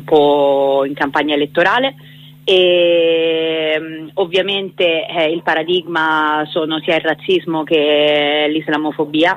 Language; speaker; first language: Italian; native; Italian